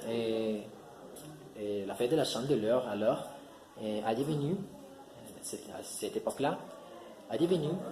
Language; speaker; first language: French; non-native, learner; Spanish